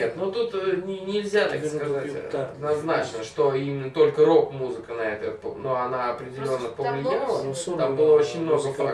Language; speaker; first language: Russian; native; Russian